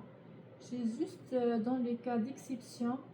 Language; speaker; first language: French; non-native, learner; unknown